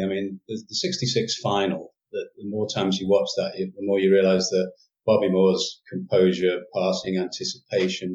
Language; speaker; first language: English; native; English